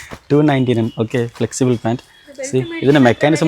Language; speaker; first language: Malayalam; native; Malayalam